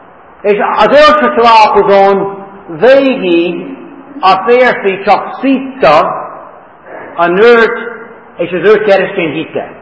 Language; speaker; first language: Hungarian; non-native, fluent; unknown